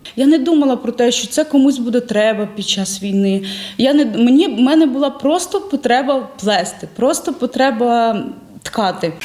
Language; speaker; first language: Ukrainian; native; Ukrainian